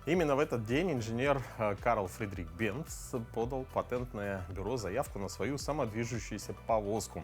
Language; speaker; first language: Russian; native; Russian